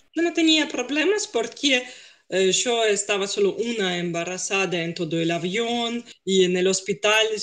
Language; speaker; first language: Spanish; non-native, fluent; Russian